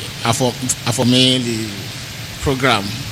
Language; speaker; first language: French; non-native, learner; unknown